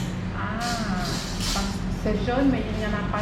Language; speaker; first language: French; non-native, fluent; Vietnamese